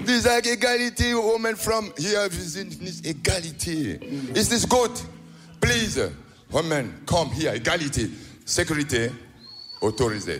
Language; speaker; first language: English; non-native, learner; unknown